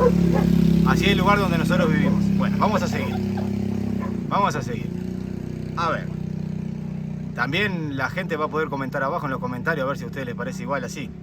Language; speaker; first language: Spanish; native; Spanish